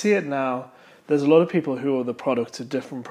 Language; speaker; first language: English; native; English